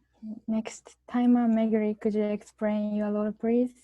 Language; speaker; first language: English; non-native, learner; Japanese